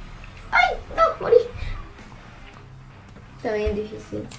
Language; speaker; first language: Spanish; early bilingual, heritage; Spanish